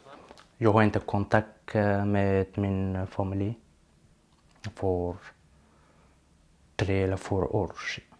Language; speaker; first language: Swedish; non-native, fluent; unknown